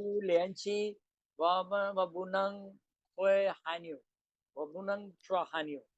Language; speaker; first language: Chinese; non-native, learner; Urdu